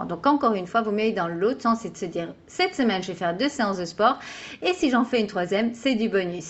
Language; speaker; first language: French; native; French